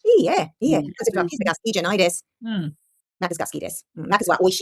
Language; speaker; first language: Japanese; non-native, fluent; English